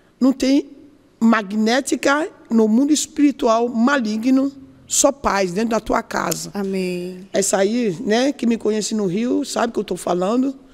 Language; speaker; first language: Portuguese; non-native, learner; Yoruba